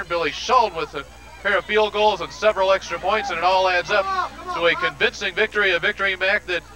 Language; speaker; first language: English; native; English